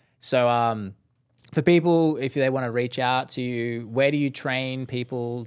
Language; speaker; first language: English; native; English